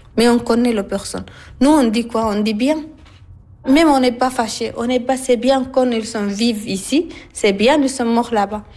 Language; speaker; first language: French; non-native, learner; Arabic